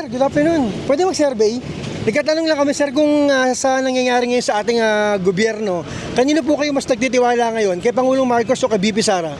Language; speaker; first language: Filipino; native; Filipino